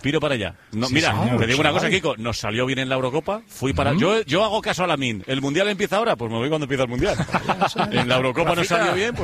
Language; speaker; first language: Spanish; native; Spanish